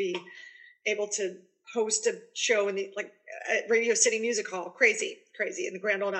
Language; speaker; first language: English; native; English